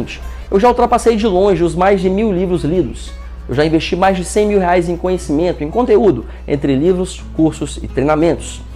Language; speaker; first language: Portuguese; native; Portuguese